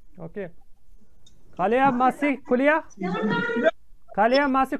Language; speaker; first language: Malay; non-native, learner; Turkish